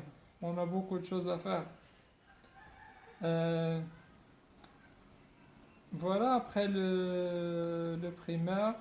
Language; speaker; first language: French; non-native, local second language; Arabic